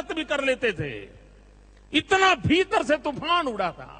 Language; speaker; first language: Hindi; non-native, local second language; Gujarati